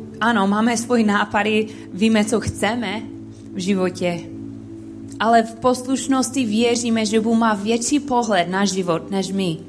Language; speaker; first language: Czech; non-native, learner; English